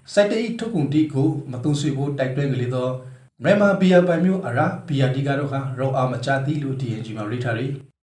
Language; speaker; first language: Burmese; native; Burmese